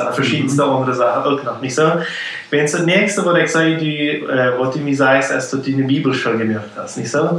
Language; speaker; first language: German; non-native, learner; Plautdietsch